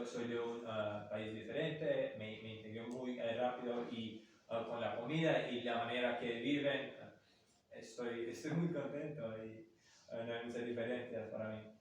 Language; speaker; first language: Spanish; non-native, fluent; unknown